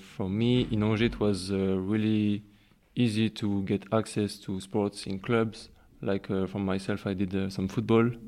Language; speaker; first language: English; non-native, learner; French